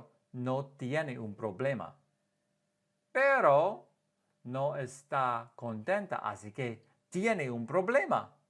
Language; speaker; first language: Spanish; non-native, fluent; English